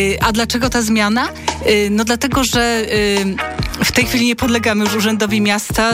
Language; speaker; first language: Polish; native; Polish